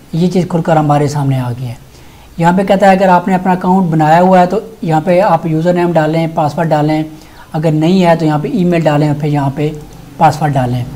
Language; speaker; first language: Urdu; native; Urdu